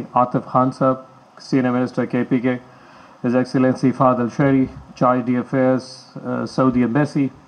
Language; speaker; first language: English; non-native, local second language; Urdu